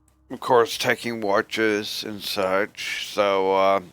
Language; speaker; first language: English; native; English